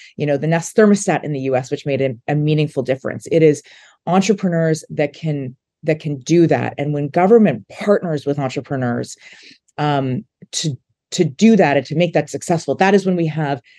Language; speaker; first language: English; native; English